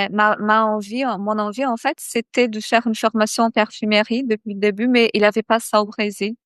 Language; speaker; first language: French; non-native, fluent; Portuguese